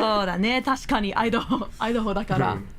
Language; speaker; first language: Japanese; non-native, learner; English